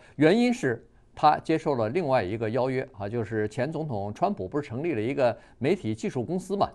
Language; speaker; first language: Chinese; native; Chinese